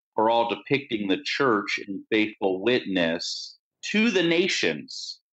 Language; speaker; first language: English; native; English